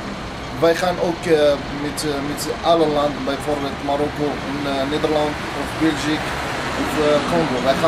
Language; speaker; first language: Dutch; non-native, learner; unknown